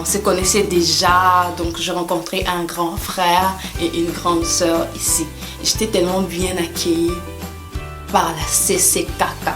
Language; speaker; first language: French; non-native, local second language; Lingala